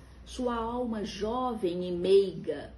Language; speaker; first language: Portuguese; native; Portuguese